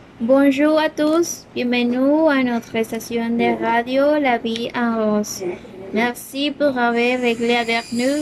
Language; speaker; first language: French; non-native, learner; Spanish